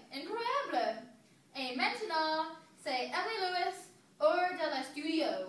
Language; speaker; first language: French; non-native, learner; English